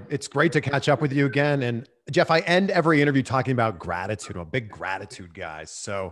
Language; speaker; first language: English; native; English